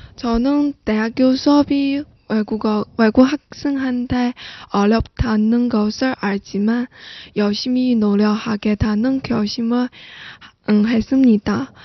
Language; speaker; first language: Korean; non-native, fluent; Chinese